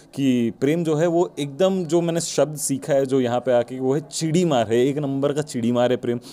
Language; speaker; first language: Hindi; non-native, local second language; Odia